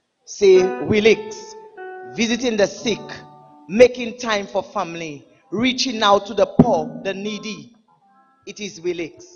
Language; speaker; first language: English; non-native, local second language; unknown